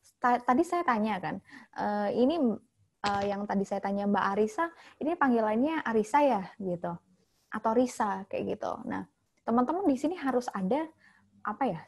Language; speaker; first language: Indonesian; native; Indonesian